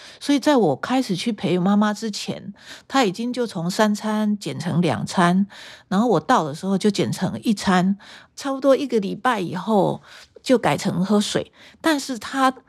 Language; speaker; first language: Chinese; native; Chinese